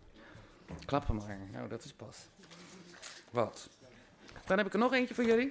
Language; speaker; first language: Dutch; native; Dutch